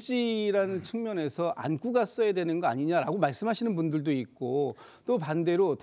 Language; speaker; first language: Korean; native; Korean